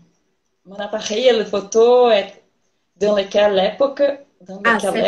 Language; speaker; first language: French; non-native, learner; Portuguese